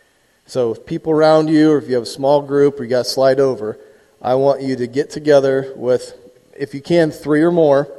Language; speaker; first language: English; native; English